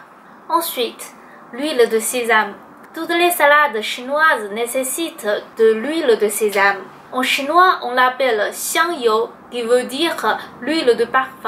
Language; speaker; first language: French; non-native, fluent; Chinese